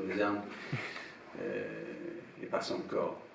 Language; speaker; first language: French; non-native, fluent; English